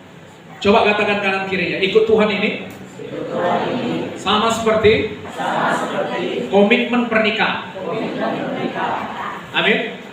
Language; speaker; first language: Indonesian; native; Indonesian